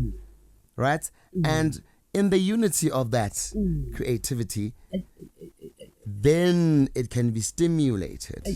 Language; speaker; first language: English; non-native, local second language; Zulu